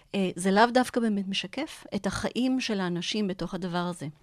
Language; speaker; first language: Hebrew; non-native, fluent; Arabic